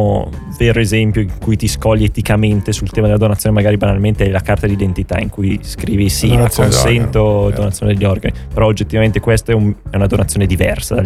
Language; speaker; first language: Italian; native; Italian